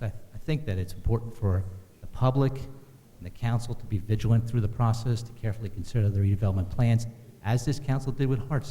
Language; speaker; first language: English; native; English